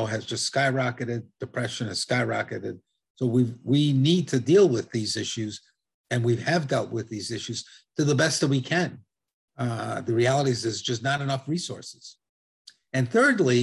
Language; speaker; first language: English; non-native, fluent; Italian